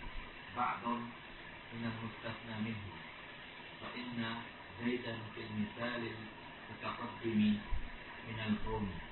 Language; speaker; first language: Arabic; non-native, learner; Indonesian